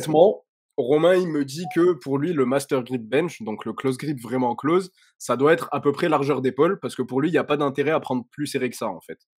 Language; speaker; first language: French; native; French